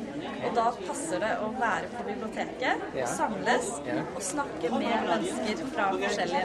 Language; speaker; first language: Norwegian; native; Norwegian